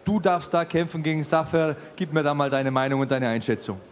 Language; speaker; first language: German; native; German